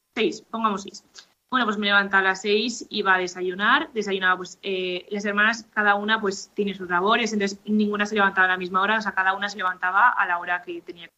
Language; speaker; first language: Spanish; native; Spanish